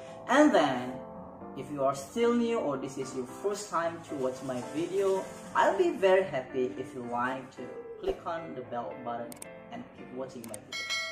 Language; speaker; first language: English; non-native, fluent; Indonesian